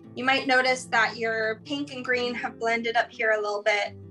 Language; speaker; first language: English; native; English